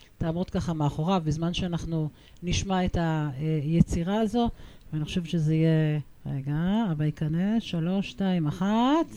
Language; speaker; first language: Hebrew; native; Hebrew